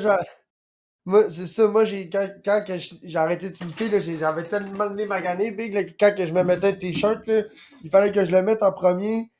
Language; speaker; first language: French; native; French